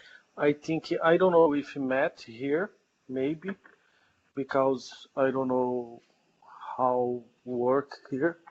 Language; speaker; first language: English; non-native, learner; Portuguese